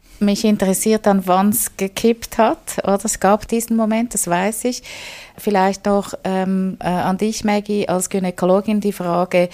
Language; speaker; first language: German; native; German